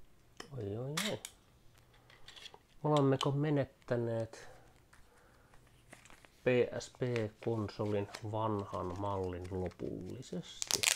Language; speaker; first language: Finnish; native; Finnish